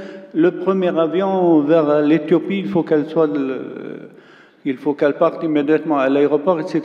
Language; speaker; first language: French; non-native, local second language; Arabic